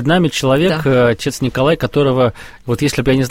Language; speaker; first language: Russian; native; Russian